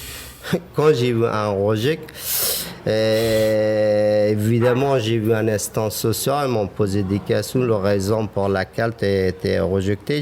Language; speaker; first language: French; non-native, fluent; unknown